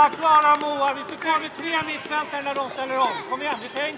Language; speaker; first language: Swedish; native; Swedish